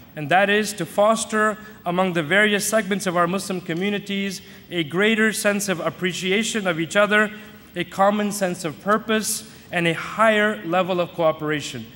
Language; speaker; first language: English; native; English